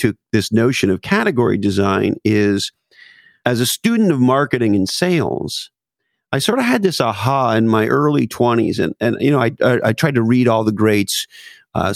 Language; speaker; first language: English; native; English